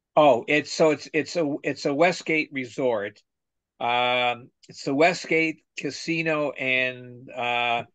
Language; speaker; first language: English; native; English